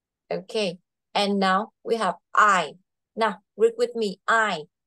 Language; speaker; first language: English; non-native, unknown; Vietnamese